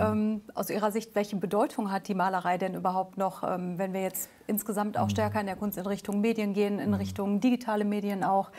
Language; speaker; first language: German; native; German